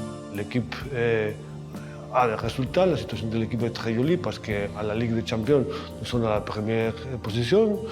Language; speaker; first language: French; non-native, learner; Spanish